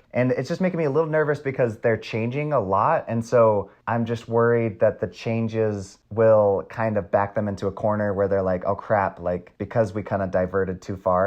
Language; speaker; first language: English; native; English